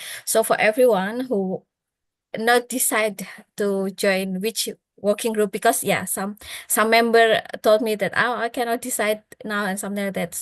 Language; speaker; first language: English; non-native, fluent; Indonesian